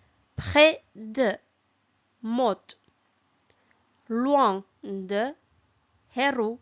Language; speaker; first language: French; non-native, fluent; Armenian